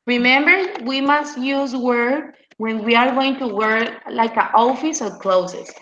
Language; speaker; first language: English; non-native, fluent; Spanish